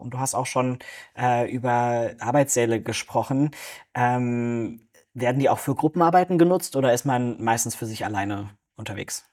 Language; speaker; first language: German; native; German